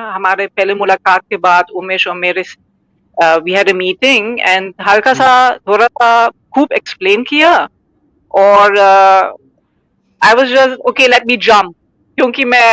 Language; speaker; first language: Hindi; non-native, fluent; German